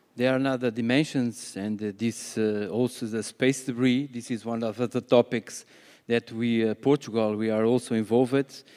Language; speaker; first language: English; non-native, fluent; Portuguese